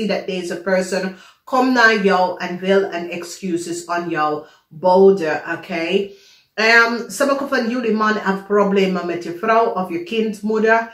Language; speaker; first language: Dutch; non-native, learner; English